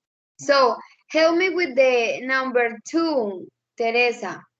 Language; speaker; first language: English; non-native, learner; Spanish